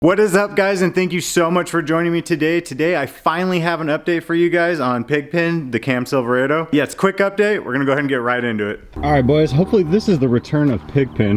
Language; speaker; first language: English; native; English